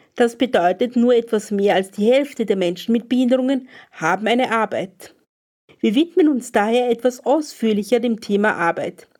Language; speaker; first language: German; native; German